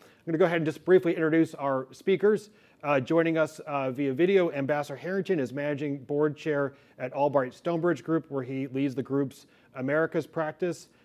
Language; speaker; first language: English; native; English